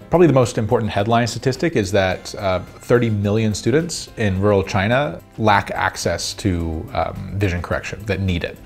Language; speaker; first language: English; native; English